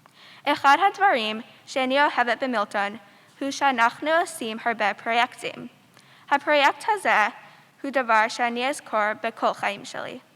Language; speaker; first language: Hebrew; non-native, learner; English